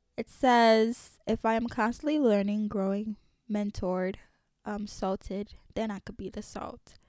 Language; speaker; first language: English; early bilingual, other home language; French